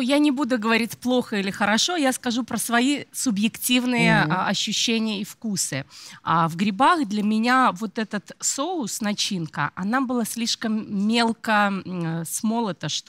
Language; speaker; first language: Russian; native; Russian